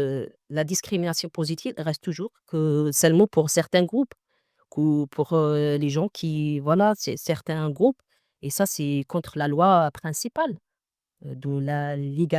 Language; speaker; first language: French; non-native, learner; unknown